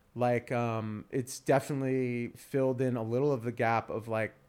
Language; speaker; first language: English; native; English